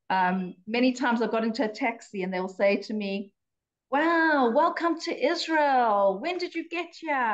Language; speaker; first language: English; native; English